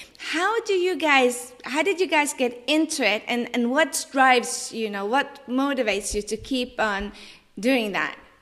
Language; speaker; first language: English; non-native, fluent; Norwegian